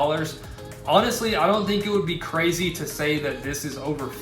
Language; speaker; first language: English; native; English